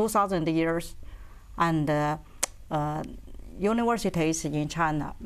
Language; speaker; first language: English; non-native, learner; Chinese